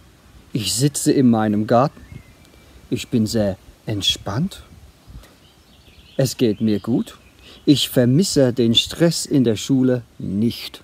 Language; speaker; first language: German; non-native, fluent; English